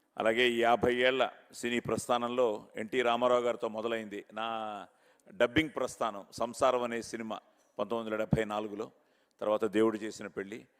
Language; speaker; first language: Telugu; native; Telugu